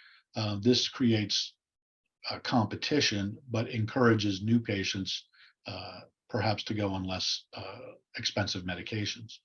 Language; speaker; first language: English; native; English